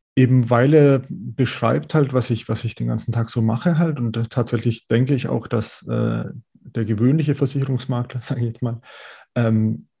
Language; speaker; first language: German; native; German